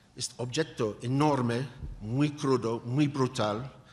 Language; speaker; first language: Spanish; non-native, learner; English